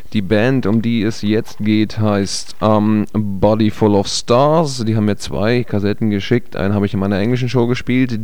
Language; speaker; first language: German; native; German